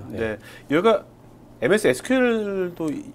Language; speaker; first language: Korean; native; Korean